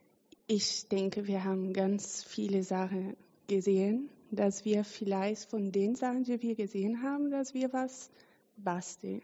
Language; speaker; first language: German; non-native, fluent; Portuguese